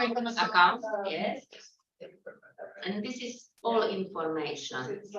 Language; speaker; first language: English; non-native, learner; Slovak